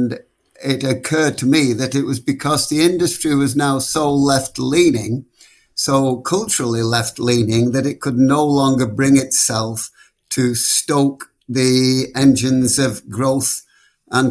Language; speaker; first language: English; native; English